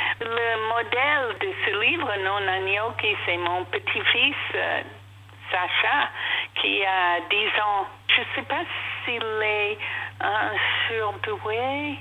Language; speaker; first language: French; non-native, fluent; English